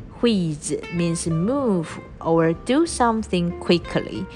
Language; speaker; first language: English; non-native, fluent; Chinese